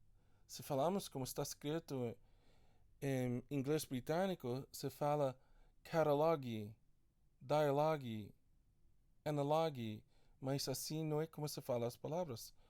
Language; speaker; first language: Portuguese; non-native, learner; English